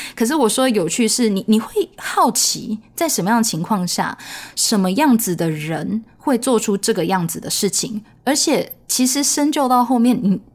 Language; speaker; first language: Chinese; native; Chinese